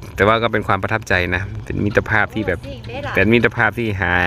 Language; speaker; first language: Thai; native; Thai